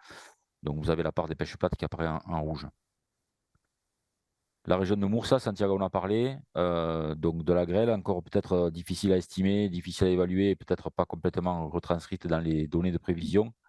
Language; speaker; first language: French; native; French